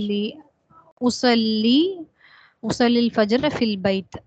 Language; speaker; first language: Arabic; non-native, learner; Tamil